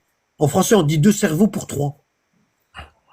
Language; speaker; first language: French; native; French